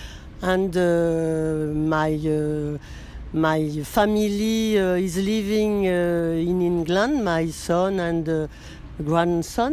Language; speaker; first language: English; non-native, learner; French